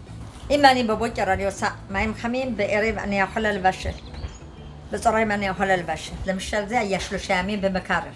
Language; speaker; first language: Hebrew; non-native, fluent; Amharic